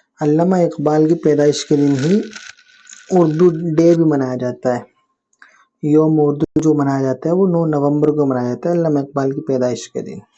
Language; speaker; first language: Urdu; native; Urdu